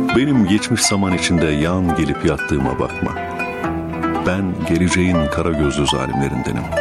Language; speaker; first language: Turkish; native; Turkish